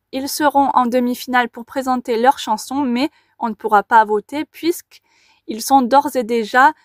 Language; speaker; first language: French; native; French